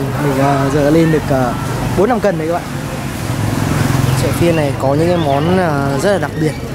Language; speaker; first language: Vietnamese; native; Vietnamese